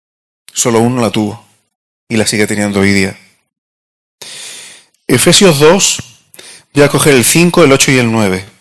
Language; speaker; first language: Spanish; native; Spanish